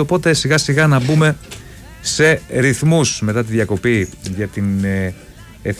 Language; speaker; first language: Greek; native; Greek